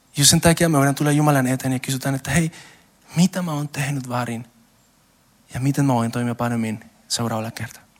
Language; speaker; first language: Finnish; non-native, learner; Spanish